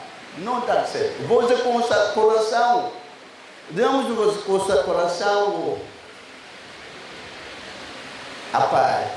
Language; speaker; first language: Portuguese; non-native, learner; Lingala